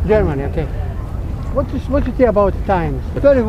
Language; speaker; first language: English; non-native, learner; Croatian